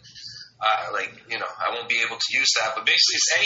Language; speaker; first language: English; non-native, fluent; French